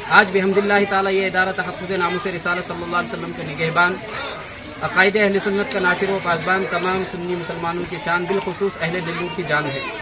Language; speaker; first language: Urdu; native; Urdu